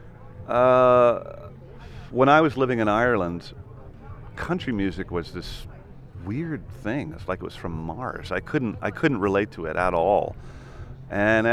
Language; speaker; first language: English; native; English